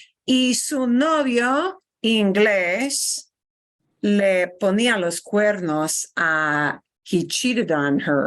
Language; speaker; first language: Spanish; non-native, fluent; English